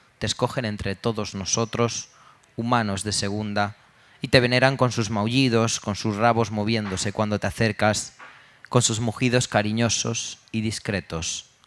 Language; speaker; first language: Spanish; early bilingual, other home language; Romanian